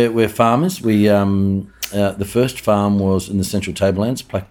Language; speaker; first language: English; native; English